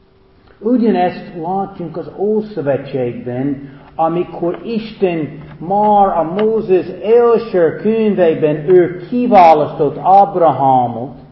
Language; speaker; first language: Hungarian; non-native, fluent; English